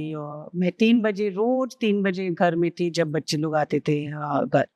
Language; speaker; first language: Hindi; non-native, local second language; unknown